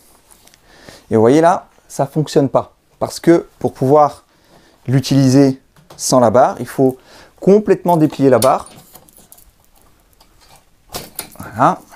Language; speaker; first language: French; native; French